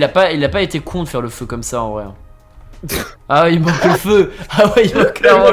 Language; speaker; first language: French; native; French